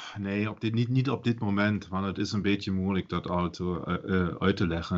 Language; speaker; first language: Dutch; non-native, fluent; German